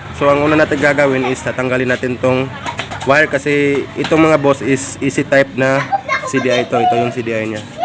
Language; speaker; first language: Filipino; non-native, local second language; Cebuano